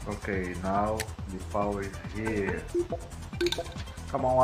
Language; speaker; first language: English; non-native, learner; Portuguese